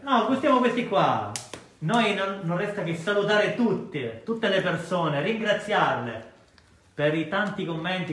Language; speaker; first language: Italian; native; Italian